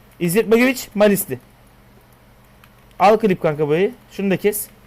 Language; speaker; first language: Turkish; native; Turkish